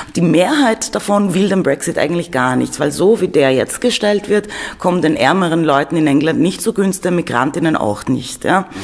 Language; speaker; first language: German; non-native, fluent; Greek